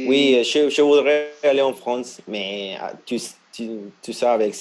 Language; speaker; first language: French; non-native, fluent; Spanish